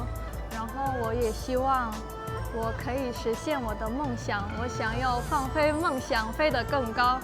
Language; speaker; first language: Chinese; non-native, fluent; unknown